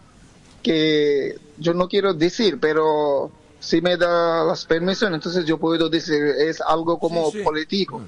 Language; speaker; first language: Spanish; non-native, fluent; Bangla